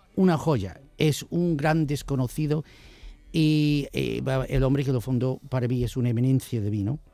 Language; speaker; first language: Spanish; non-native, fluent; English